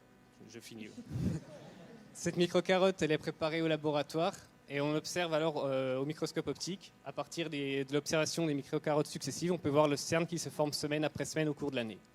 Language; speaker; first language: French; native; French